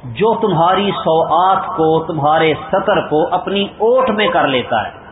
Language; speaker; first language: Urdu; non-native, local second language; Punjabi